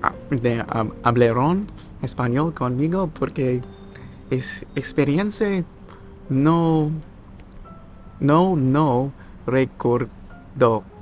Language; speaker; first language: Spanish; non-native, learner; English